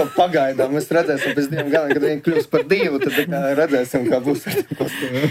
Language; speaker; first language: Latvian; early bilingual, other home language; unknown